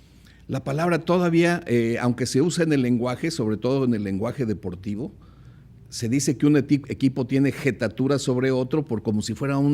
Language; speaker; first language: Spanish; native; Spanish